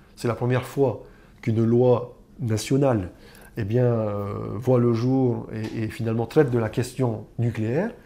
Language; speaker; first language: French; native; French